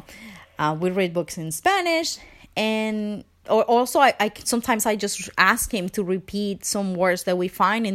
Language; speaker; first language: English; non-native, fluent; Spanish